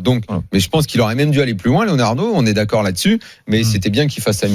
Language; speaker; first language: French; native; French